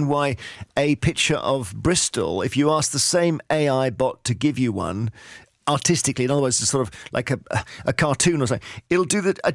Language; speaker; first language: English; native; English